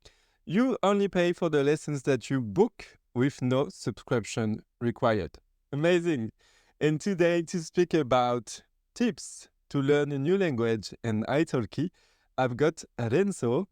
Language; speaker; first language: English; non-native, fluent; French